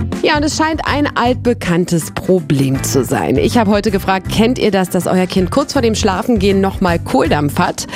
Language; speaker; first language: German; native; German